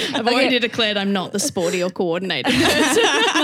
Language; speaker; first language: English; native; English